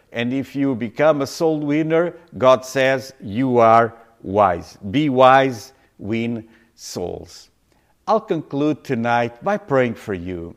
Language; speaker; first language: English; non-native, fluent; Portuguese